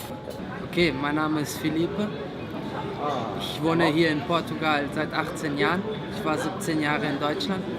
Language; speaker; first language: German; early bilingual, other home language; Portuguese